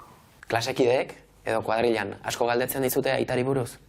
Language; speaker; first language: Basque; native; Basque